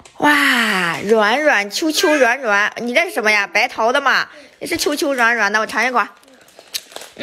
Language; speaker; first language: Chinese; native; Chinese